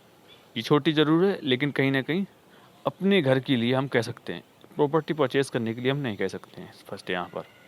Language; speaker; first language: Hindi; native; Hindi